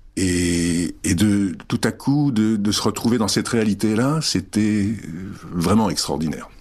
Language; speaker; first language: French; early bilingual, other home language; Czech